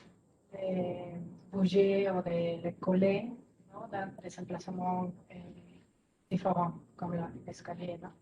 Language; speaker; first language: French; non-native, fluent; Spanish